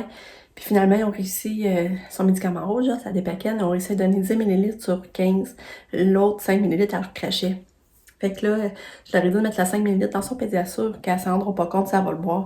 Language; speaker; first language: French; native; French